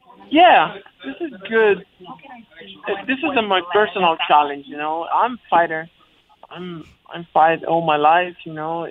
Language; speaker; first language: English; non-native, learner; Portuguese